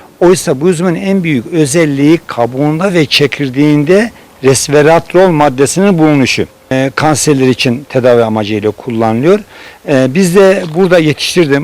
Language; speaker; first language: Turkish; native; Turkish